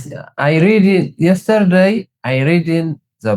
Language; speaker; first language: English; non-native, learner; Tigrinya